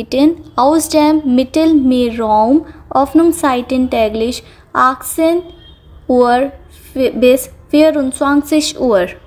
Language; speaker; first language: German; non-native, fluent; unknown